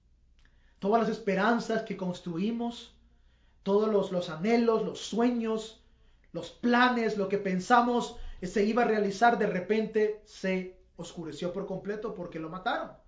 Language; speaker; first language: Spanish; native; Spanish